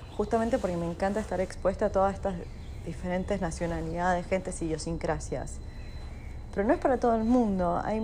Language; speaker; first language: Spanish; native; Spanish